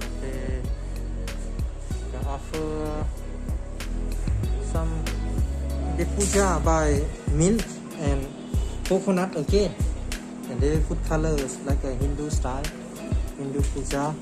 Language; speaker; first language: English; non-native, learner; Thai